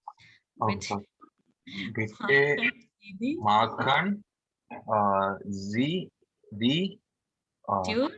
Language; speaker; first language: German; non-native, learner; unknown